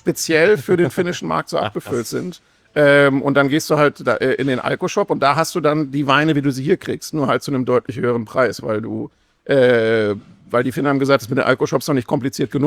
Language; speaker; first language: German; native; German